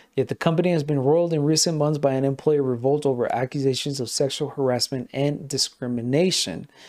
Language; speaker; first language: English; non-native, fluent; Spanish